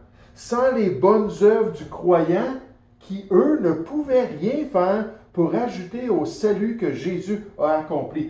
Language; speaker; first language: French; native; French